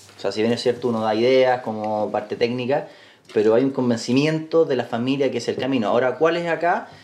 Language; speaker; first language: Spanish; native; Spanish